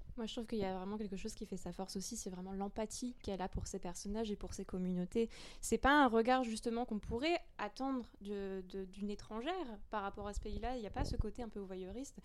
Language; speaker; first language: French; native; French